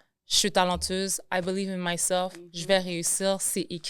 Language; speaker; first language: French; native; French